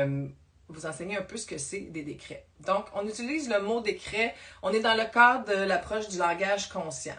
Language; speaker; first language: French; native; French